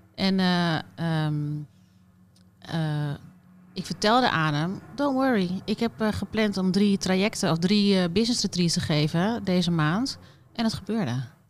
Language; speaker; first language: Dutch; native; Dutch